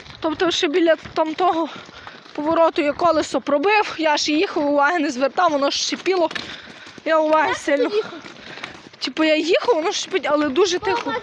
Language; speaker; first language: Ukrainian; native; Ukrainian